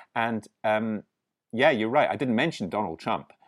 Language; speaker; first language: English; native; English